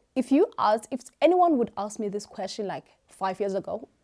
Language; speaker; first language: English; non-native, local second language; Xhosa